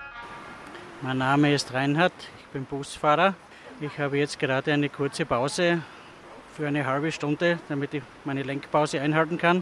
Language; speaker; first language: German; native; German